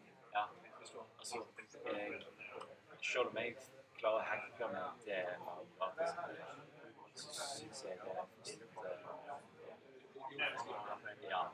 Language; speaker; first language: Norwegian; native; Norwegian